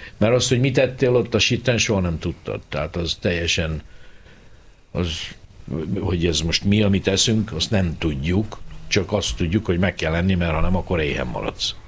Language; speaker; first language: Hungarian; native; Hungarian